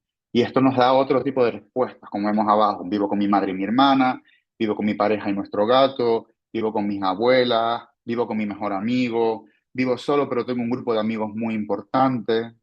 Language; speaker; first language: Spanish; native; Spanish